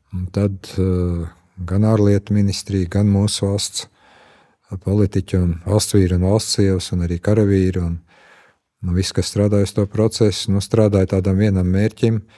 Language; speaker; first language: Latvian; native; Latvian